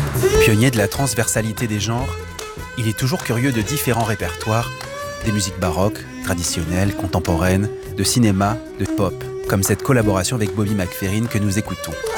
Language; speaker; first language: French; native; French